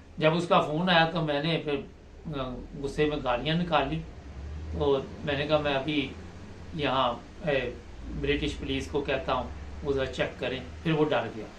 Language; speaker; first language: Urdu; native; Urdu